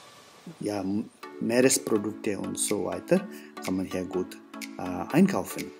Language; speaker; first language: German; non-native, learner; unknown